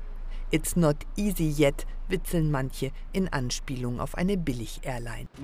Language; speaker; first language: German; native; German